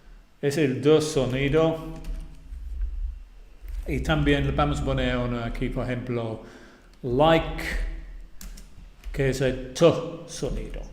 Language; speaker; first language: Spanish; non-native, fluent; English